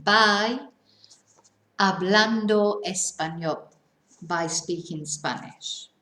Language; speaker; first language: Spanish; non-native, fluent; English